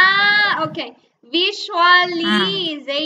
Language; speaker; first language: English; non-native, learner; Thai